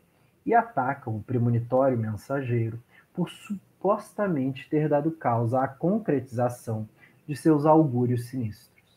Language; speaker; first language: Portuguese; native; Portuguese